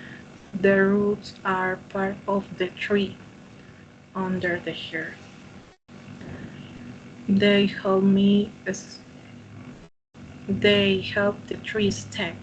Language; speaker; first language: English; non-native, learner; Spanish